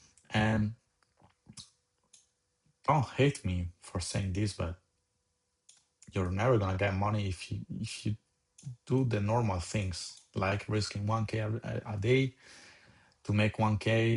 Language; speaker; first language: English; non-native, fluent; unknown